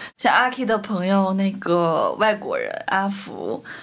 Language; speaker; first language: Chinese; native; Chinese